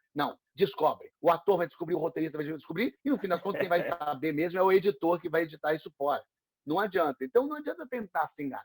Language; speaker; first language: Portuguese; native; Portuguese